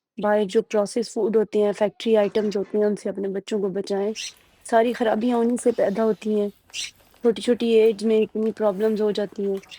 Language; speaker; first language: Urdu; non-native, local second language; Punjabi